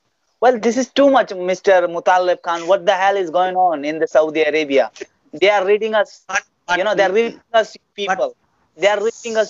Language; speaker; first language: English; non-native, fluent; Bangla